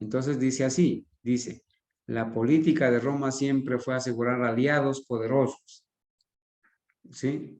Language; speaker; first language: Spanish; native; Spanish